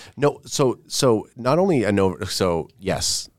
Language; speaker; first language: English; native; English